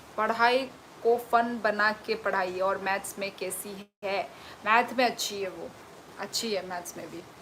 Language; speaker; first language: Hindi; non-native, local second language; Kok Borok